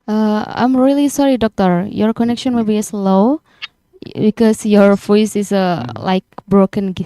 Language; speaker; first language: English; non-native, learner; Indonesian